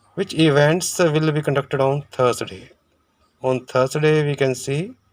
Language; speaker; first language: English; non-native, local second language; Punjabi